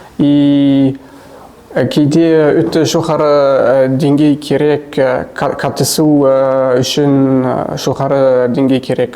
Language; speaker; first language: Kazakh; non-native, learner; Swiss German